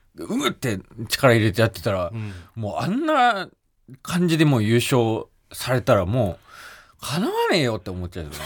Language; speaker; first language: Japanese; native; Japanese